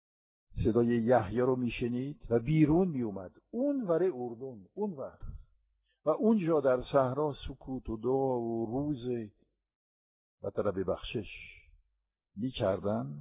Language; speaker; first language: Persian; non-native, fluent; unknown